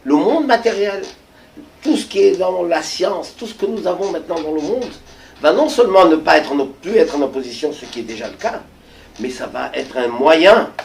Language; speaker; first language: French; native; French